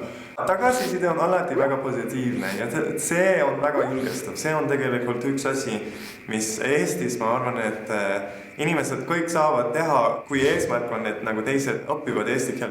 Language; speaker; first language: Estonian; non-native, learner; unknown